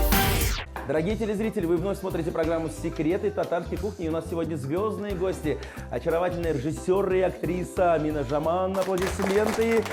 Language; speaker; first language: Russian; native; Russian